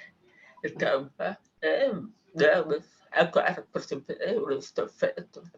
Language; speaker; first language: Portuguese; non-native, local second language; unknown